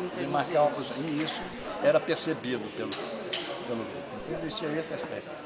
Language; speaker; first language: Portuguese; native; Portuguese